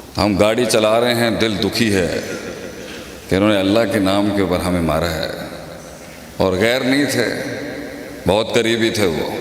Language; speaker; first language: Urdu; native; Urdu